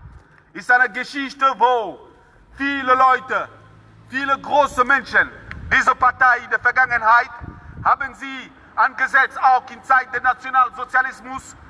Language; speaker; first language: German; non-native, fluent; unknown